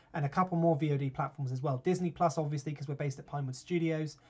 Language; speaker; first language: English; native; English